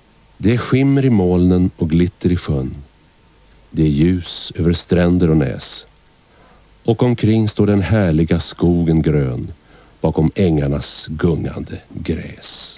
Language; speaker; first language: Swedish; native; Swedish